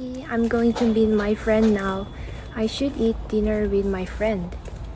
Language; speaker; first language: English; non-native, learner; Korean